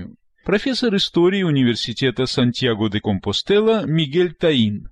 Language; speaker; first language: Russian; native; Russian